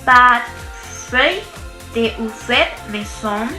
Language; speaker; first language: French; non-native, learner; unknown